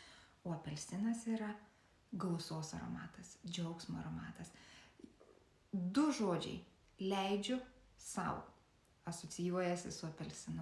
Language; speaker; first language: Lithuanian; native; Lithuanian